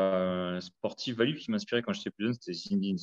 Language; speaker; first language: French; native; French